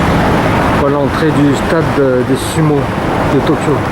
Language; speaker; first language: French; native; French